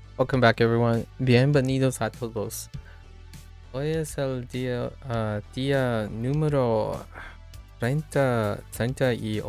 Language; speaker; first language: Spanish; non-native, learner; English